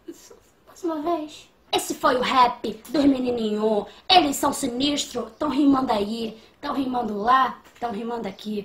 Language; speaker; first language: Portuguese; native; Portuguese